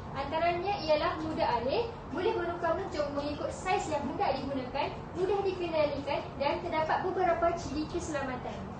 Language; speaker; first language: Malay; native; Malay